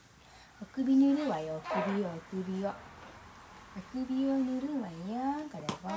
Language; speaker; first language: Japanese; native; Japanese